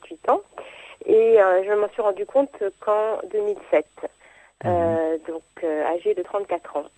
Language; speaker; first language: French; native; French